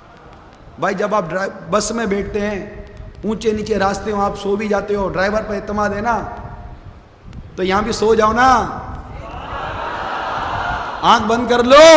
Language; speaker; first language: Urdu; native; Urdu